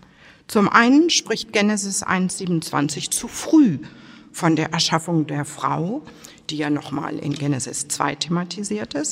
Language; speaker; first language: German; native; German